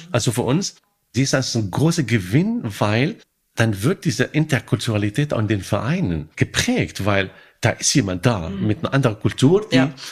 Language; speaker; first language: German; non-native, fluent; Arabic